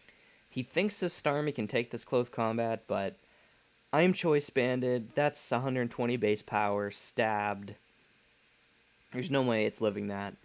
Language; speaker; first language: English; native; English